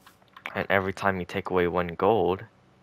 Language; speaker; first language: English; native; English